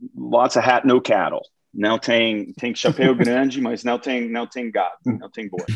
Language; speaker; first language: Portuguese; non-native, fluent; English